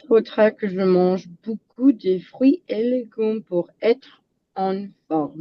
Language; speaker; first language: French; non-native, learner; English